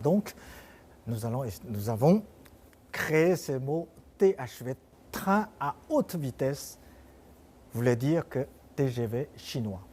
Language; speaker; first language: French; non-native, fluent; Chinese